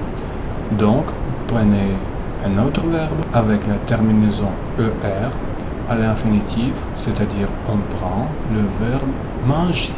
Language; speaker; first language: French; non-native, fluent; Russian